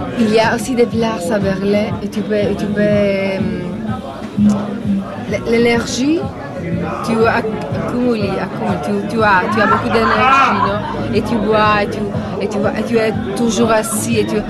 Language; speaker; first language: French; non-native, learner; Italian